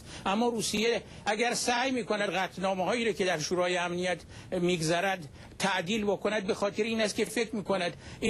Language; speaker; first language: Persian; native; Persian